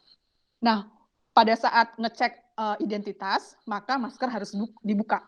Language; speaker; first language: Indonesian; native; Indonesian